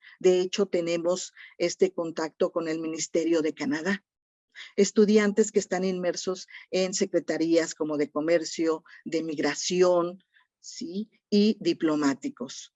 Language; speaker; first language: Spanish; native; Spanish